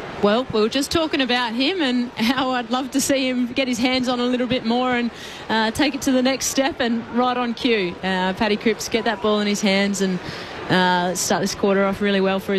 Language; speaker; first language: English; native; English